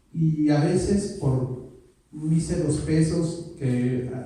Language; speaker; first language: Spanish; native; Spanish